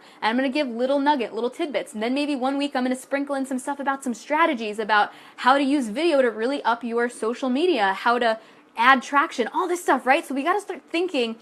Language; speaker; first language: English; native; English